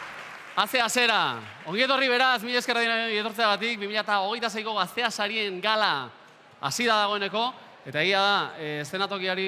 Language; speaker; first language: Basque; native; Basque